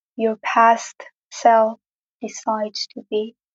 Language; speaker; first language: English; non-native, fluent; Persian